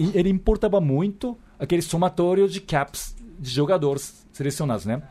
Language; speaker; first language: Portuguese; non-native, fluent; Japanese